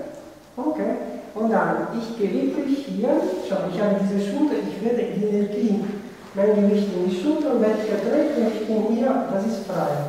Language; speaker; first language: German; non-native, fluent; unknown